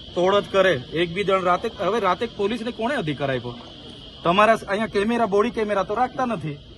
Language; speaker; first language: Gujarati; non-native, local second language; Vasavi